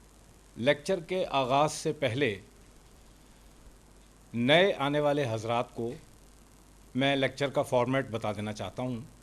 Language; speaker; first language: Urdu; native; Urdu